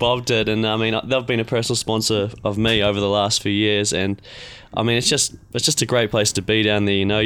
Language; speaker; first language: English; native; English